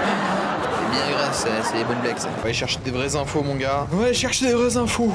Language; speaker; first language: French; native; French